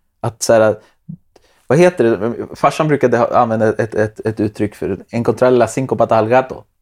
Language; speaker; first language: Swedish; early bilingual, other home language; Spanish